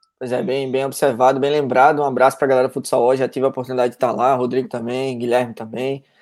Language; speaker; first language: Portuguese; native; Portuguese